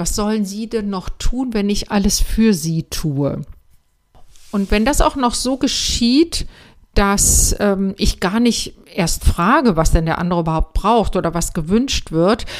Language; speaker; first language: German; native; German